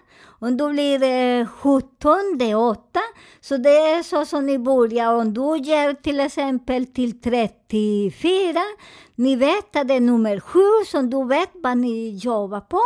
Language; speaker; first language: Swedish; non-native, fluent; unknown